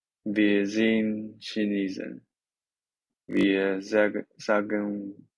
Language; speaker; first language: German; non-native, learner; Chinese